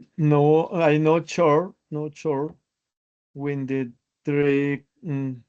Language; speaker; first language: English; non-native, learner; Spanish